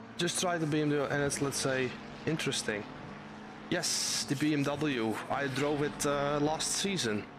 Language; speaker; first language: English; non-native, fluent; Dutch